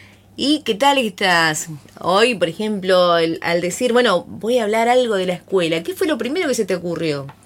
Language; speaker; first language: Spanish; native; Spanish